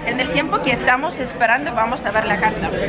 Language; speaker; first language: Spanish; non-native, learner; Russian